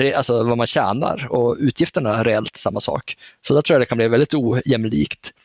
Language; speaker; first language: Swedish; native; Swedish